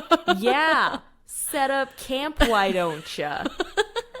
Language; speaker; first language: English; native; English